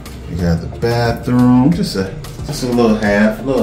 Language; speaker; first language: English; native; English